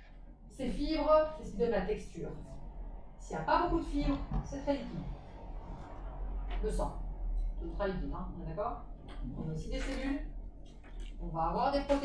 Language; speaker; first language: French; native; French